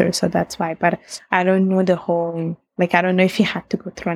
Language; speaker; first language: English; non-native, fluent; Italian